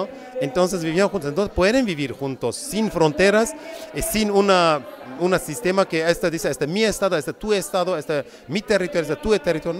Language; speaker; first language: Spanish; non-native, fluent; Kurdish